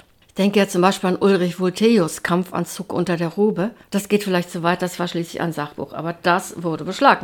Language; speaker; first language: German; native; German